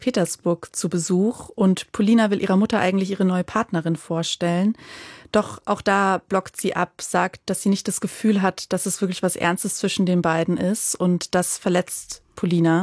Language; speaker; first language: German; native; German